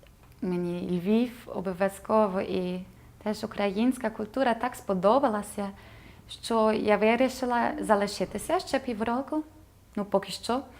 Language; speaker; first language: Ukrainian; non-native, fluent; German